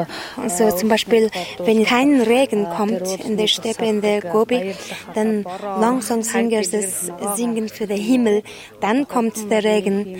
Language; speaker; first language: German; non-native, learner; Mongolian